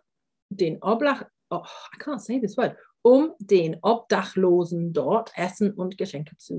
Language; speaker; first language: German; non-native, fluent; English